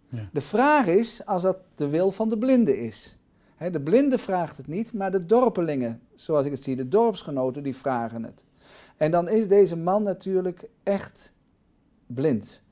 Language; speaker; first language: Dutch; native; Dutch